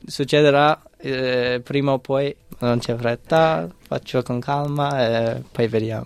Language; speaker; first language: Italian; non-native, fluent; English